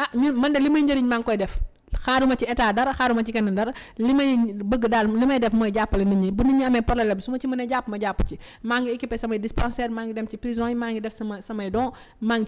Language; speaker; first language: Wolof; non-native, local second language; Fula